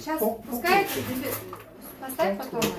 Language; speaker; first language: Russian; non-native, local second language; Kazakh